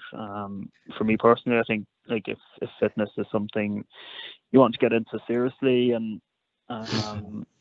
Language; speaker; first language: English; native; English